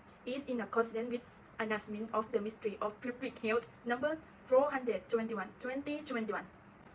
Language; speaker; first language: English; non-native, learner; Thai